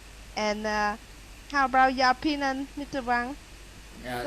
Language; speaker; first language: English; non-native, learner; Vietnamese